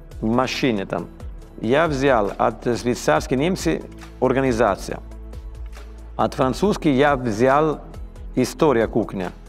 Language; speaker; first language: Russian; non-native, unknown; Italian